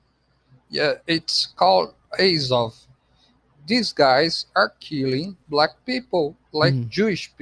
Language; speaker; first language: English; non-native, fluent; Portuguese